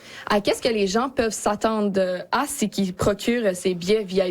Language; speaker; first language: French; native; French